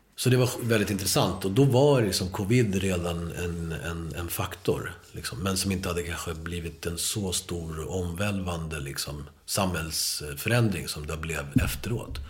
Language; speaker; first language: Swedish; early bilingual, other home language; Spanish